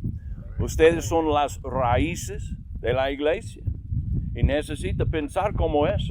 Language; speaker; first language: Spanish; non-native, learner; English